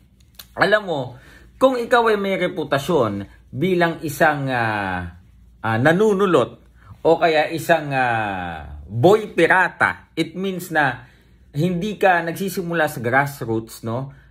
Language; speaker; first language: Filipino; native; Filipino